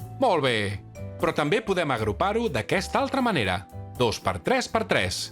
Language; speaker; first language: Catalan; native; Catalan